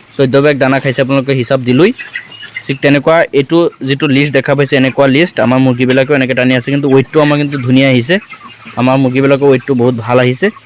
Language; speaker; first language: Assamese; native; Assamese